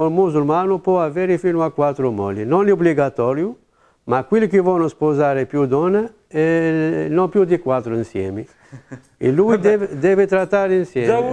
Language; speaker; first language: Italian; non-native, local second language; Arabic